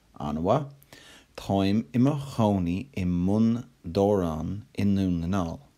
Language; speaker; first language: Irish; non-native, local second language; English